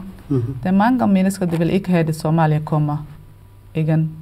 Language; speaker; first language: Danish; non-native, learner; Somali